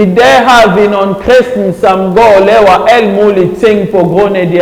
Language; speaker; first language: Danish; non-native, fluent; French